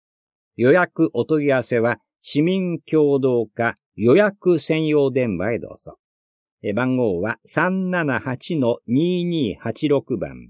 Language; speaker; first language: Japanese; native; Japanese